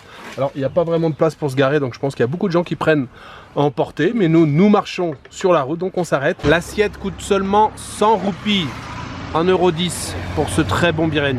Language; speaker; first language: French; native; French